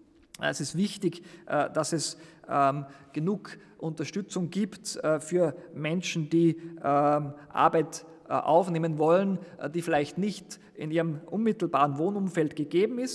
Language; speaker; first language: German; native; German